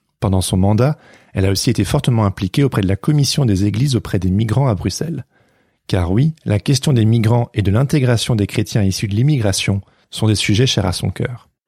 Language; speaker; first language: French; native; French